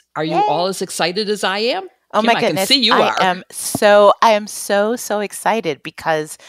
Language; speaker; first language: English; native; English